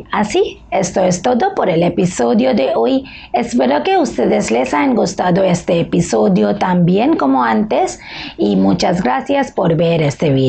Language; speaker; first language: Spanish; non-native, learner; Bangla